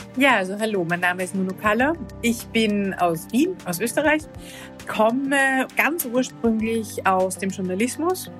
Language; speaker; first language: German; native; German